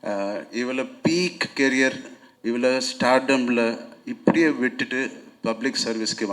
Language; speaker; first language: Tamil; non-native, local second language; Telugu